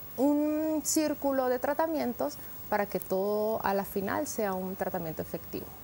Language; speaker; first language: Spanish; native; Spanish